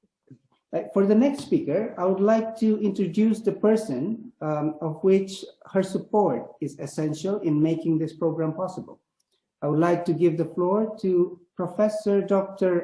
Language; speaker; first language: English; non-native, fluent; Indonesian